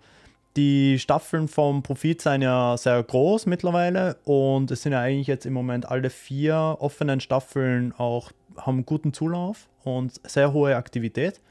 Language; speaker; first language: German; native; German